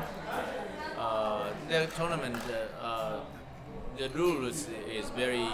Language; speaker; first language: English; non-native, learner; Japanese